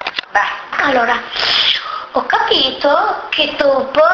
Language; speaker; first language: Italian; early bilingual, other home language; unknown